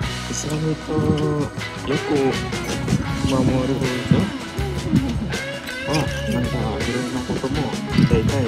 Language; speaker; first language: Japanese; non-native, fluent; Indonesian